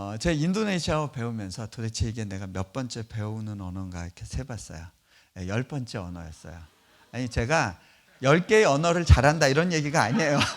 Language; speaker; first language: Korean; native; Korean